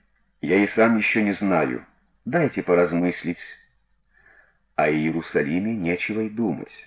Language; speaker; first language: Russian; native; Russian